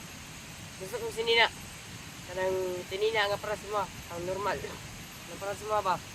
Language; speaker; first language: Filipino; non-native, local second language; Cebuano